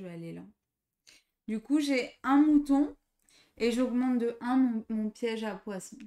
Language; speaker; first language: French; native; French